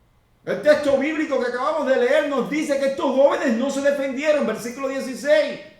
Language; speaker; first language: Spanish; native; Spanish